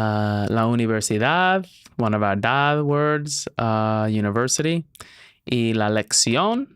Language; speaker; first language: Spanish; non-native, learner; English